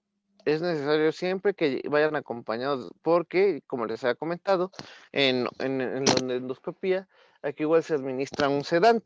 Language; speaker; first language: Spanish; native; Spanish